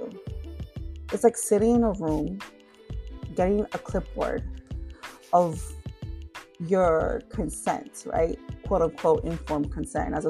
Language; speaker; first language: English; early bilingual, other home language; Spanish